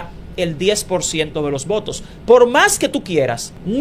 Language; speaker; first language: Spanish; native; Spanish